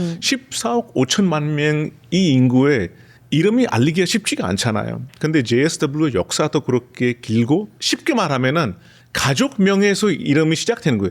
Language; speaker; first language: Korean; non-native, fluent; Hindi